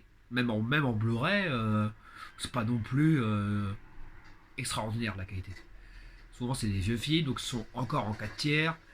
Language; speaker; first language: French; native; French